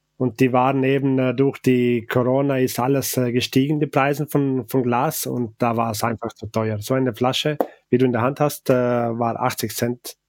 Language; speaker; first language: German; non-native, local second language; Ladin